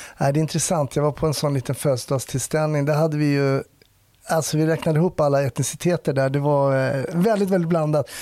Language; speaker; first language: Swedish; native; Swedish